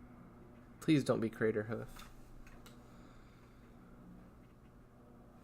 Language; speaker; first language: English; native; English